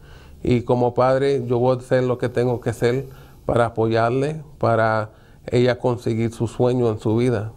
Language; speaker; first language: Spanish; early bilingual, heritage; Spanish